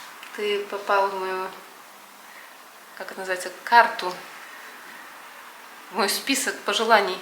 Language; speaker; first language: Russian; native; Russian